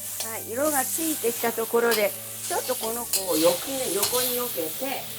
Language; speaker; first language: Japanese; early bilingual, other home language; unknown